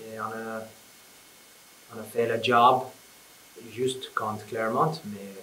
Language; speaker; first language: French; non-native, fluent; English